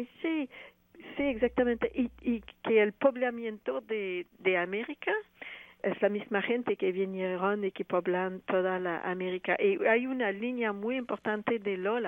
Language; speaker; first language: Spanish; non-native, fluent; French